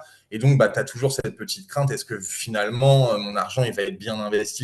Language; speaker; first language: French; native; French